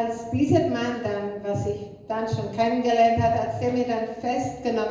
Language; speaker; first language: German; non-native, fluent; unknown